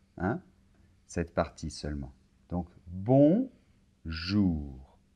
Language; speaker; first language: French; native; French